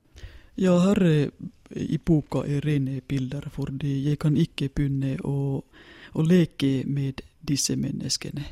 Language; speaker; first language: Norwegian; non-native, fluent; Finnish